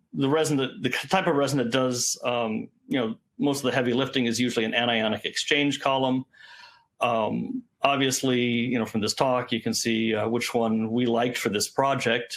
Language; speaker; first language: English; native; English